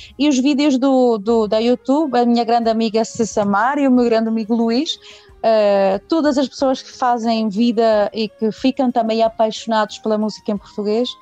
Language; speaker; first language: Portuguese; early bilingual, heritage; Portuguese